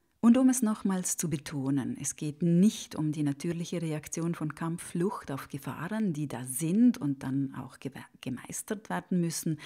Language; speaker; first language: German; native; German